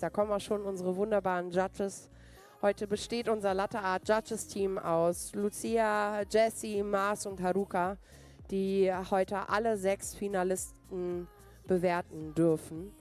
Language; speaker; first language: German; native; German